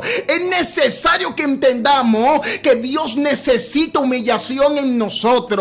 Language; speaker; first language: Spanish; native; Spanish